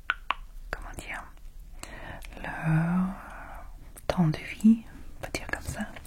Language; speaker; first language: French; non-native, fluent; English